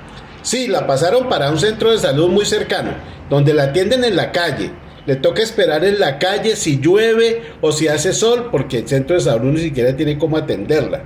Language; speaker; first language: Spanish; native; Spanish